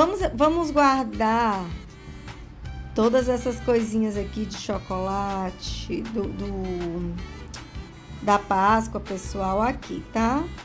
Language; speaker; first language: Portuguese; native; Portuguese